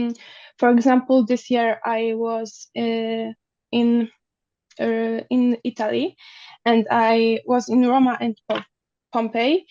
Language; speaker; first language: English; non-native, learner; Polish